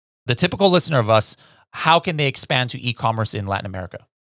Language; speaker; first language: English; native; English